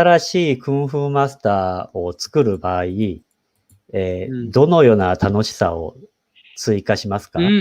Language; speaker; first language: Japanese; non-native, fluent; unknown